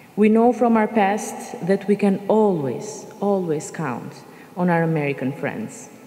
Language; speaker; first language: English; non-native, fluent; Albanian